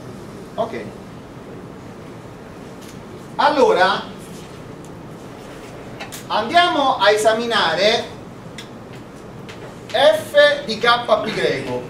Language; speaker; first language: Italian; native; Italian